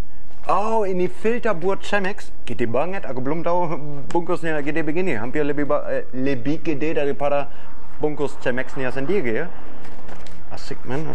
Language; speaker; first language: Indonesian; non-native, fluent; German